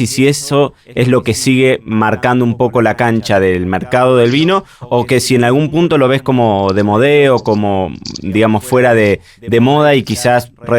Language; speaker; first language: Spanish; native; Spanish